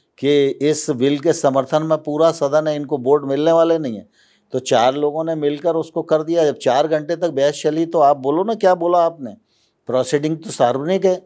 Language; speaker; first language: Hindi; native; Hindi